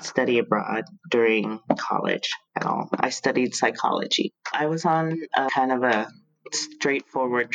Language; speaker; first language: English; native; English